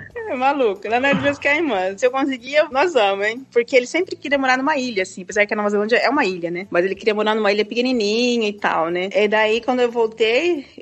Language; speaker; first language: Portuguese; native; Portuguese